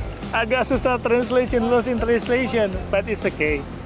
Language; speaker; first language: English; non-native, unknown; Indonesian